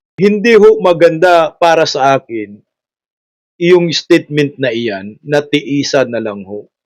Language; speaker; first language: Filipino; non-native, local second language; Cebuano